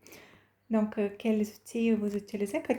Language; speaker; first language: French; non-native, fluent; Russian